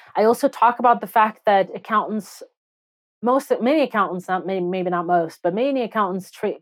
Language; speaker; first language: English; non-native, fluent; Russian